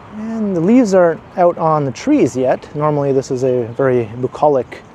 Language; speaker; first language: English; native; English